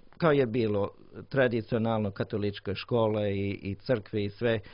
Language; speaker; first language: Croatian; non-native, learner; English